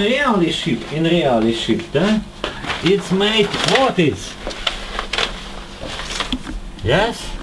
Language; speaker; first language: English; non-native, learner; Russian